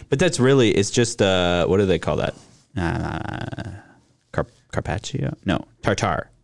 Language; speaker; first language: English; native; English